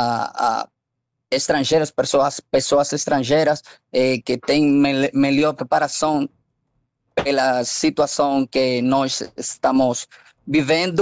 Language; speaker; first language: Portuguese; non-native, fluent; Spanish